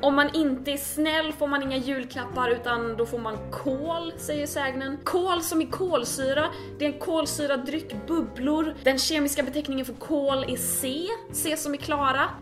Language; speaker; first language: Swedish; native; Swedish